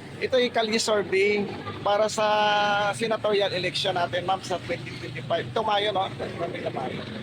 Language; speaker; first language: Filipino; native; Filipino